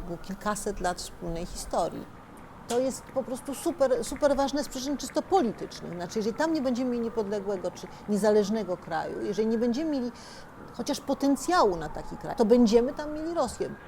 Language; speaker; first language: Polish; native; Polish